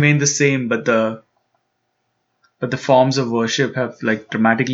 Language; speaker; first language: English; non-native, local second language; Tamil